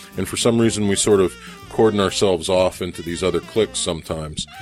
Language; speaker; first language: English; native; English